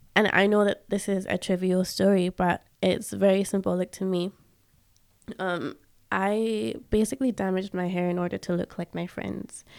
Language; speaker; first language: English; early bilingual, other home language; Yoruba